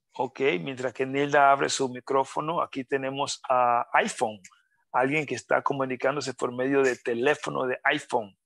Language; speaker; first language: Spanish; native; Spanish